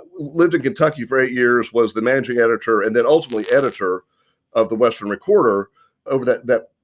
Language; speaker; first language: English; native; English